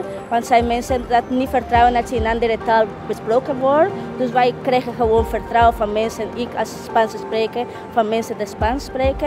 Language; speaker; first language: Dutch; non-native, learner; Spanish